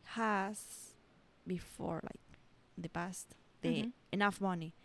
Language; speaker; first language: English; non-native, learner; Spanish